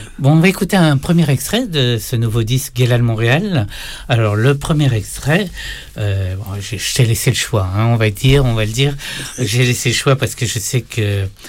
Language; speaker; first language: French; native; French